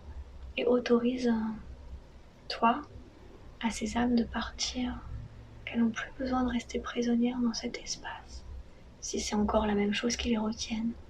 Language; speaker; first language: French; native; French